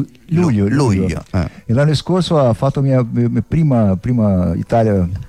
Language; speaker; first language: Italian; non-native, learner; Portuguese